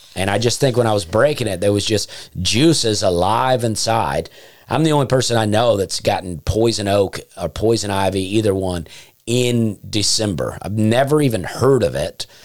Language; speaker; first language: English; native; English